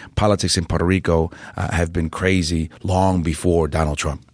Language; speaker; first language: English; native; English